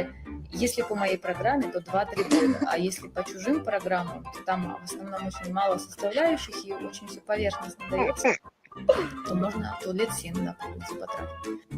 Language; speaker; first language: Russian; native; Russian